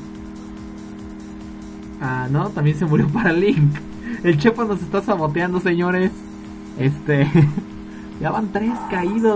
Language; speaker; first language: Spanish; native; Spanish